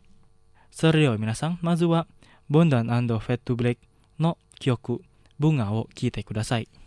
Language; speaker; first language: Japanese; non-native, fluent; Indonesian